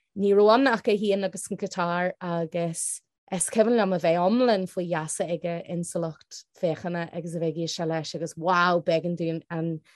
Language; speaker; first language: Irish; non-native, local second language; English